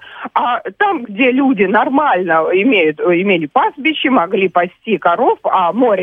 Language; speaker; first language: Russian; native; Russian